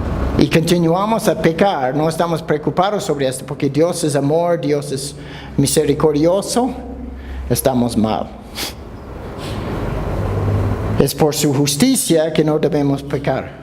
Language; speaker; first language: Spanish; non-native, fluent; English